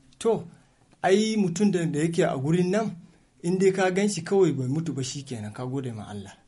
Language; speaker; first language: Hausa; non-native, local second language; Fula